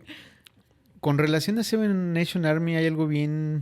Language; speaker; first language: Spanish; native; Spanish